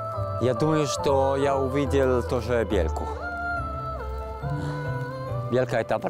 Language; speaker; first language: Russian; non-native, learner; Italian